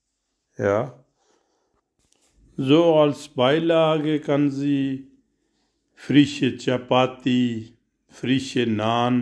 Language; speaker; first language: German; non-native, learner; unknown